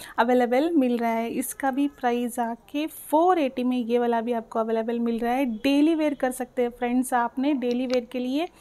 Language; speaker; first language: Hindi; non-native, local second language; Telugu